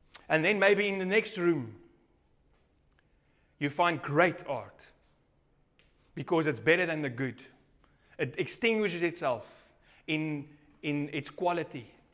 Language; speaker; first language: English; non-native, local second language; Afrikaans